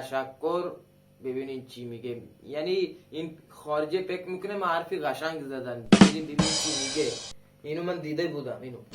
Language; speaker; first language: Persian; non-native, local second language; Baluchi